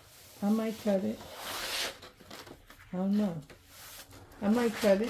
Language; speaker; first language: English; native; English